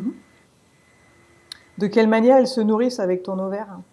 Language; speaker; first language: French; native; French